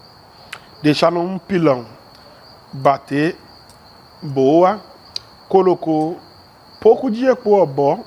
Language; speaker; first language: Portuguese; non-native, learner; Yoruba